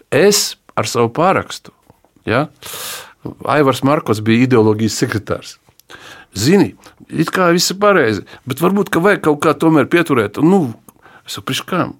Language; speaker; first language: Latvian; native; Latvian